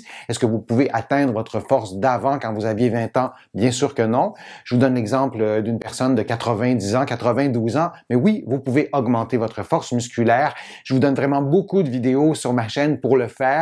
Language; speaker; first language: French; native; French